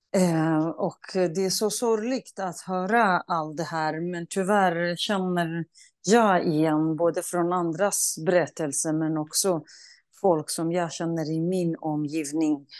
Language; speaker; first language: Swedish; non-native, fluent; Kurdish